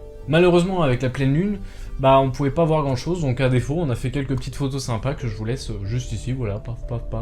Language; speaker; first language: French; native; French